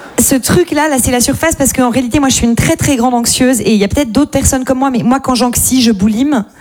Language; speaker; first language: French; native; French